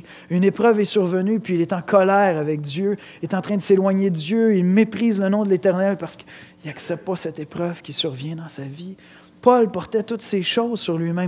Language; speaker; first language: French; native; French